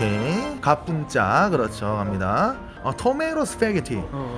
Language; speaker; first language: Korean; native; Korean